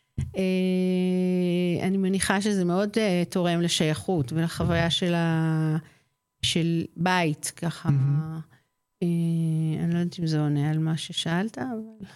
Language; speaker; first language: Hebrew; native; Hebrew